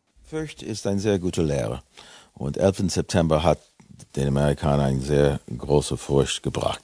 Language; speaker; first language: German; non-native, fluent; English